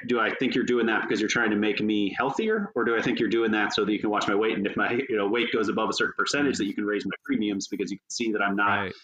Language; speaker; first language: English; native; English